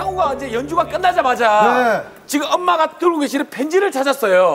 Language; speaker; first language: Korean; native; Korean